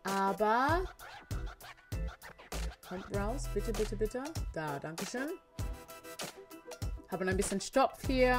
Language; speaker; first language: German; non-native, learner; English